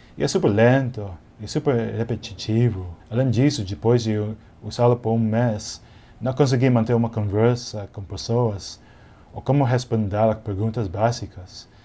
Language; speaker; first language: Portuguese; non-native, learner; English